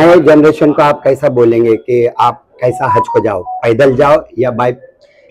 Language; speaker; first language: Hindi; native; Hindi